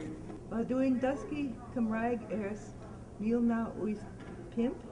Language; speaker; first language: Welsh; non-native, learner; English